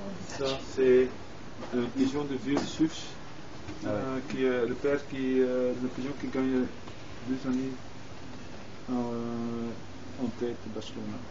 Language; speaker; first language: French; non-native, learner; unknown